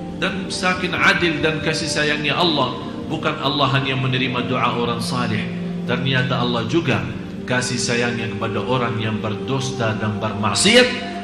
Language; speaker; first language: Indonesian; non-native, fluent; Arabic